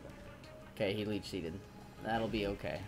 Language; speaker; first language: English; native; English